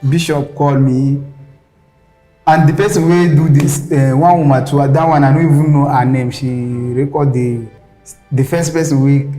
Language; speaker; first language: Nigerian Pidgin; non-native, local second language; Hausa